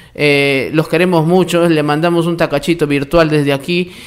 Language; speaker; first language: Spanish; native; Spanish